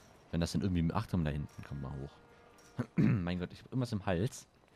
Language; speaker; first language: German; native; German